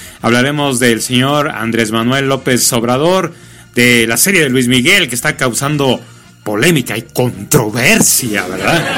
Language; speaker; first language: Spanish; native; Spanish